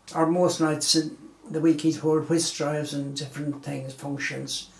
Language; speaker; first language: English; native; English